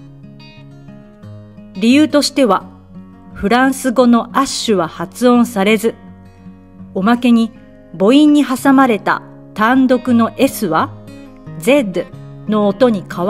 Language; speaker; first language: Japanese; native; Japanese